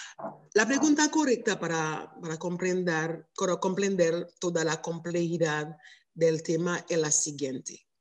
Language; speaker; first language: Spanish; non-native, learner; Haitian Creole